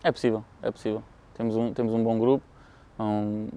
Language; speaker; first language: Portuguese; early bilingual, heritage; English